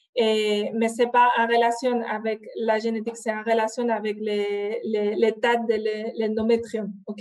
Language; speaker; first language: French; non-native, fluent; Spanish